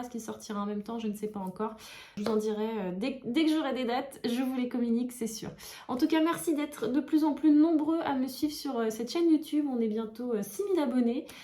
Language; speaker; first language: French; native; French